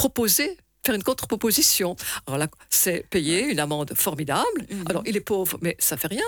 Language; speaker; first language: French; native; French